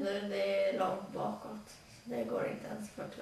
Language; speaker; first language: Swedish; early bilingual, other home language; Latvian